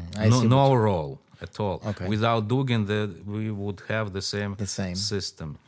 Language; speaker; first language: English; non-native, fluent; Russian